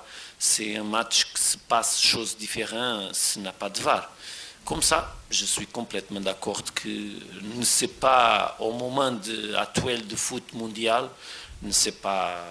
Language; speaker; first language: French; non-native, fluent; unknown